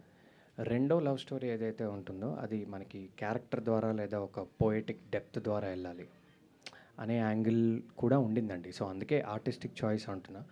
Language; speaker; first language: Telugu; native; Telugu